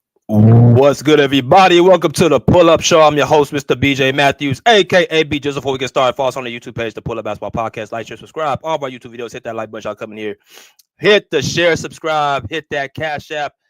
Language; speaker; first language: English; native; English